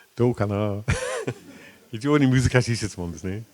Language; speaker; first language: Japanese; non-native, fluent; English